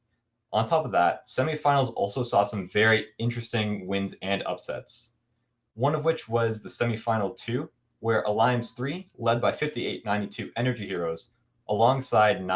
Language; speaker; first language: English; native; English